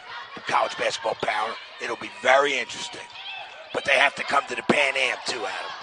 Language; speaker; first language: English; native; English